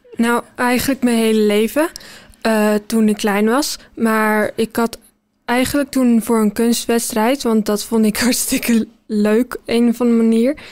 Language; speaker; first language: Dutch; early bilingual, heritage; Dutch